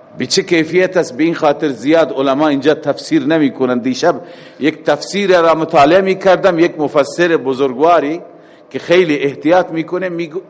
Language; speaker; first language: Persian; native; Persian